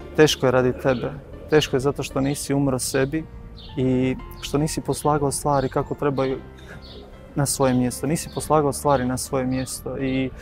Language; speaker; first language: Croatian; native; Croatian